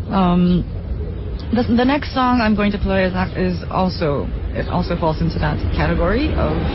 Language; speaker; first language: English; early bilingual, other home language; Japanese